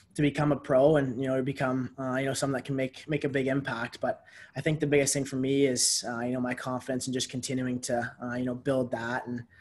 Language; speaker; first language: English; native; English